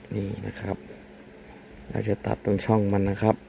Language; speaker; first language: Thai; native; Thai